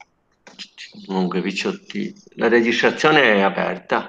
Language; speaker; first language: Italian; native; Italian